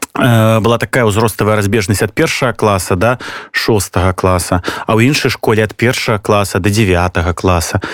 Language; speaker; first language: Belarusian; native; Belarusian